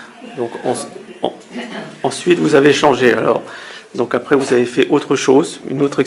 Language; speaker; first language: French; native; French